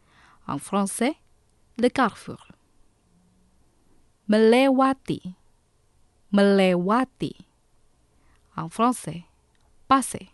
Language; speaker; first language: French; non-native, fluent; Indonesian